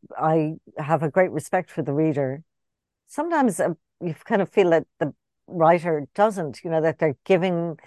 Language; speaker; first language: English; native; English